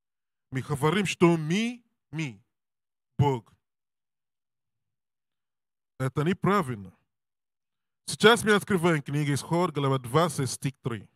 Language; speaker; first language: Russian; non-native, learner; English